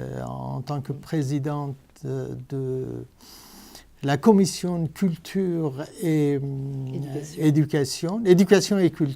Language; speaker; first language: French; non-native, fluent; Persian